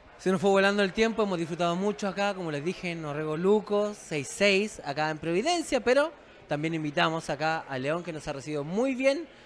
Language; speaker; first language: Spanish; native; Spanish